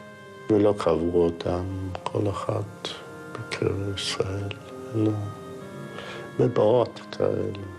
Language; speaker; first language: Hebrew; non-native, fluent; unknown